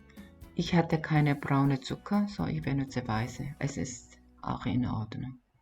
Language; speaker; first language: German; non-native, learner; Korean